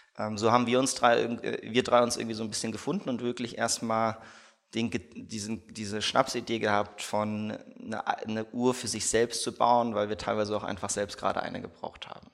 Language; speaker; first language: German; early bilingual, other home language; Russian